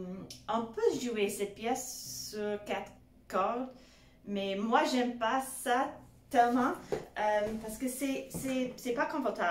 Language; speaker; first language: French; non-native, fluent; English